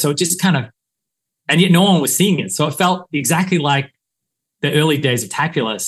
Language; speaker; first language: English; native; English